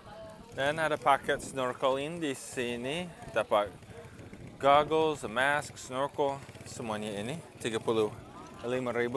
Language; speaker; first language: Indonesian; non-native, fluent; English